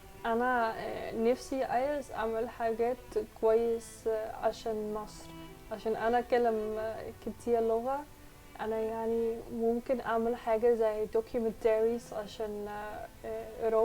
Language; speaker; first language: Arabic; non-native, learner; Dutch